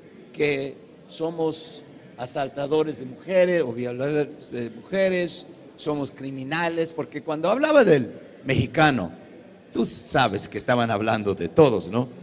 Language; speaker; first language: Spanish; early bilingual, heritage; English